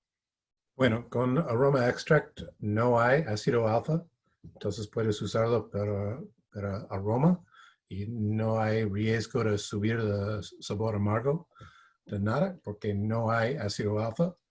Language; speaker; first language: Spanish; non-native, fluent; English